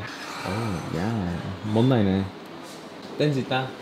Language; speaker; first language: Vietnamese; non-native, fluent; Korean